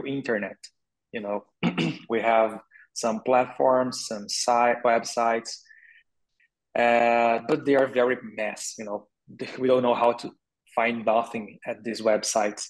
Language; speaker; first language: English; non-native, learner; Portuguese